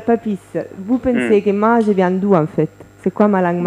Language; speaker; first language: French; non-native, fluent; Italian